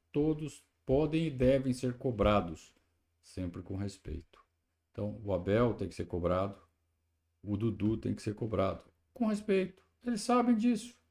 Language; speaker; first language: Portuguese; native; Portuguese